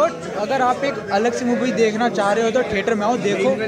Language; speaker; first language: Hindi; native; Hindi